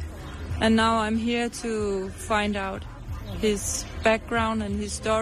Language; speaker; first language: English; non-native, fluent; Danish